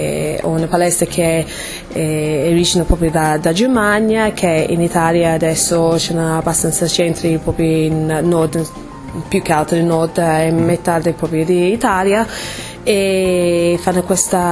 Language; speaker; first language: Italian; non-native, fluent; English